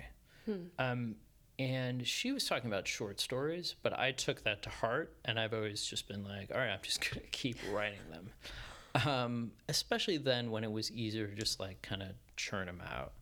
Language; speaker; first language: English; native; English